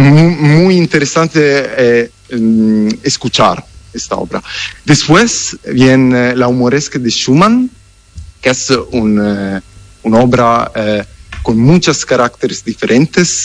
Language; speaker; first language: Spanish; non-native, fluent; Italian